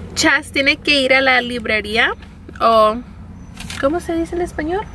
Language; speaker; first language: Spanish; early bilingual, heritage; Spanish